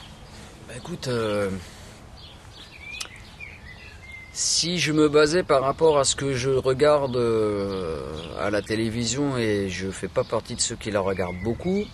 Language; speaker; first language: French; native; French